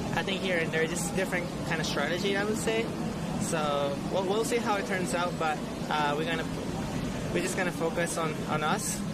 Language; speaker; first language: English; early bilingual, other home language; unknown